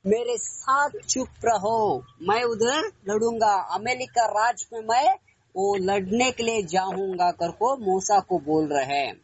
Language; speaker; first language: Hindi; non-native, local second language; Kannada